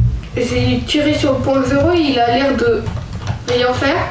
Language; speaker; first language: French; native; French